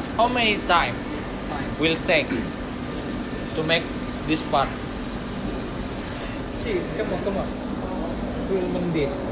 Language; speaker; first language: English; non-native, learner; Indonesian